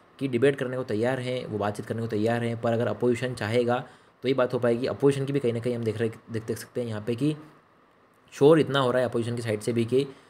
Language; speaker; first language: Hindi; native; Hindi